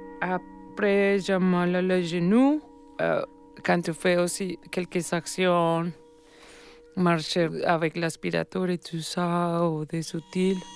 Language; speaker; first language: French; non-native, learner; Spanish